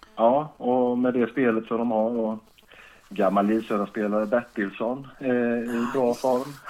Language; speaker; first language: Swedish; native; Swedish